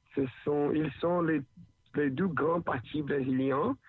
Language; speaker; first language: French; non-native, learner; Portuguese